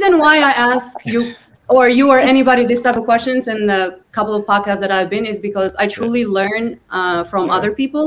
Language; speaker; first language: English; non-native, fluent; Albanian